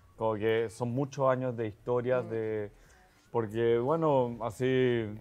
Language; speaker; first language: Spanish; native; Spanish